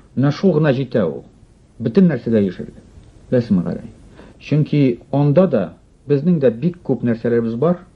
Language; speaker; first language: Tatar; non-native, local second language; Russian